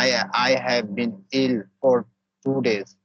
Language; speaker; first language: English; non-native, learner; Hindi